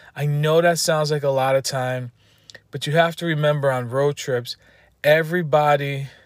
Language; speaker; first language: English; native; English